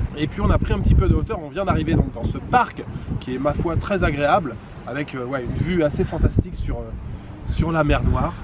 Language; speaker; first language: French; native; French